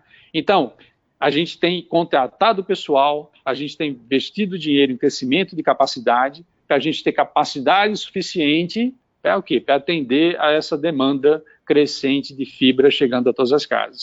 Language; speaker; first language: Portuguese; native; Portuguese